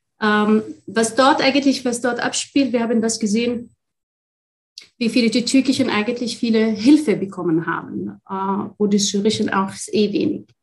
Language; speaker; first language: German; non-native, fluent; Arabic